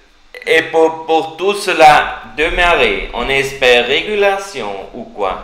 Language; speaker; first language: French; non-native, learner; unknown